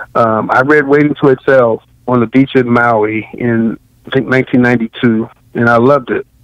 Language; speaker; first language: English; native; English